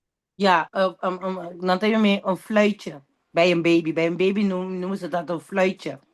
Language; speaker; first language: Dutch; non-native, local second language; Papiamento